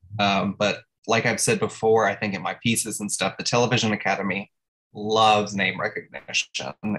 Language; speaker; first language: English; native; English